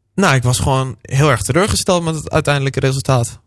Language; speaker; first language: Dutch; native; Dutch